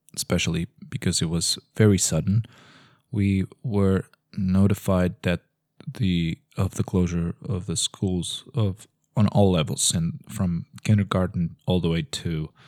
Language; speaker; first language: English; non-native, fluent; Portuguese